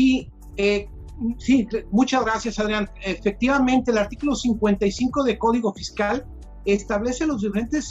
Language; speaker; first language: Spanish; native; Spanish